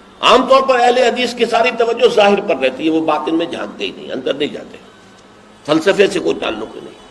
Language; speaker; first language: Urdu; native; Urdu